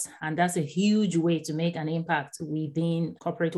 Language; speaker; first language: English; non-native, local second language; Yoruba